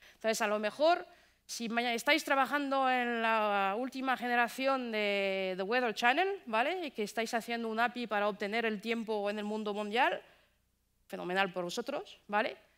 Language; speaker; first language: Spanish; non-native, fluent; French